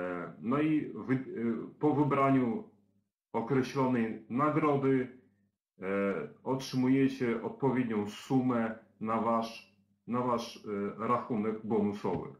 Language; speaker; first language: Polish; native; Polish